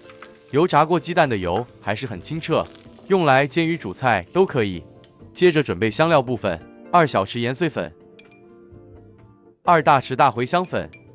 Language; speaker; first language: Chinese; native; Chinese